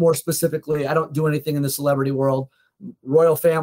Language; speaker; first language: English; native; English